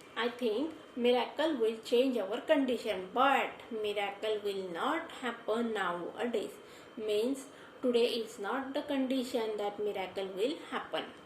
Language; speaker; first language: English; non-native, local second language; Marathi